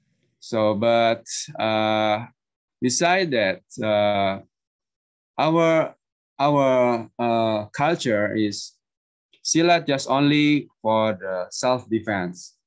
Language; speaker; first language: English; non-native, learner; Indonesian